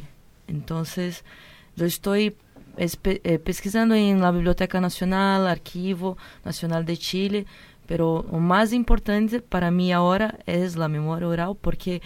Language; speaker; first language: Spanish; non-native, learner; Portuguese